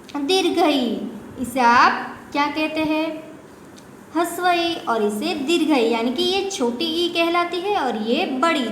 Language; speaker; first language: Hindi; non-native, local second language; Gujarati